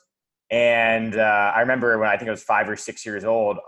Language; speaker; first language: English; native; English